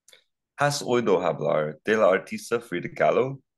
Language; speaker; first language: Spanish; non-native, learner; English